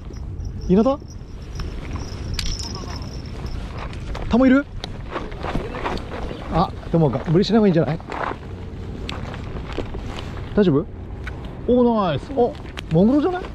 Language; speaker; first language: Japanese; native; Japanese